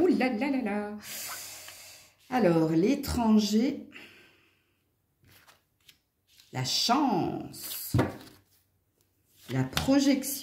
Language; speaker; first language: French; native; French